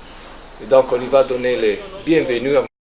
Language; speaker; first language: French; non-native, fluent; Italian